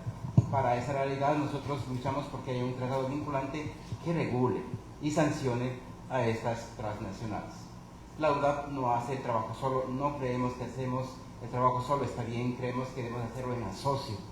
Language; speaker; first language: Spanish; native; Spanish